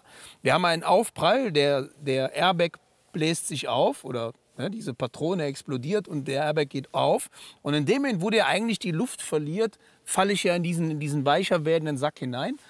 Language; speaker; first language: German; native; German